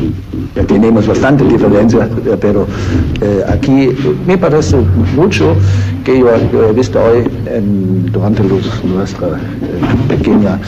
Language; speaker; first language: Spanish; non-native, learner; German